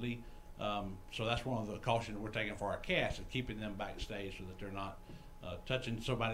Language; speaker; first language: English; native; English